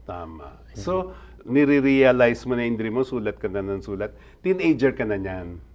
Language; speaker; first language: Filipino; native; Filipino